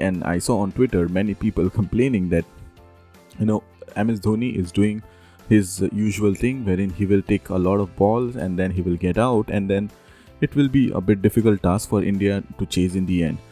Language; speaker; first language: English; non-native, local second language; Hindi